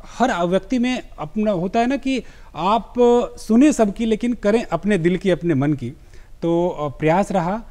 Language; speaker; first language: Hindi; native; Hindi